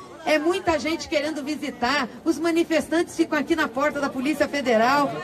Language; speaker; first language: Portuguese; native; Portuguese